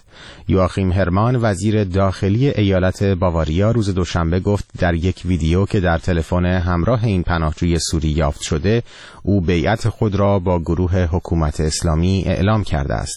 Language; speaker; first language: Persian; native; Persian